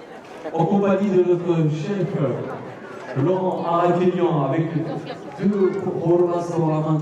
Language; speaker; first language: French; native; French